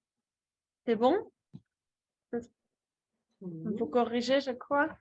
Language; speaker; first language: French; non-native, fluent; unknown